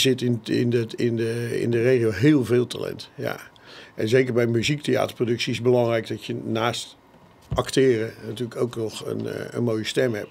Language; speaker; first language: Dutch; native; Dutch